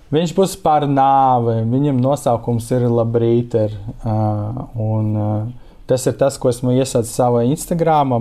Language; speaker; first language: Latvian; non-native, local second language; Russian